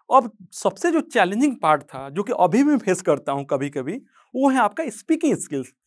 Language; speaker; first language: Hindi; native; Hindi